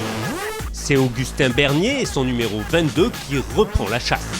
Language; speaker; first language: French; native; French